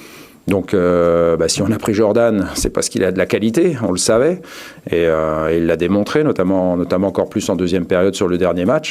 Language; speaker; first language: French; native; French